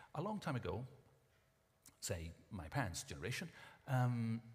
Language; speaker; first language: English; non-native, fluent; Italian